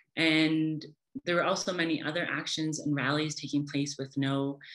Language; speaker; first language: English; native; English